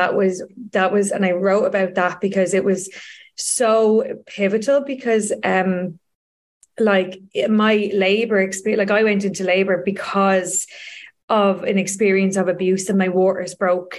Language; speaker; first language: English; native; English